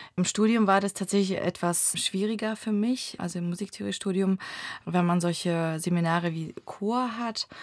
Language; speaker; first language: German; early bilingual, other home language; Russian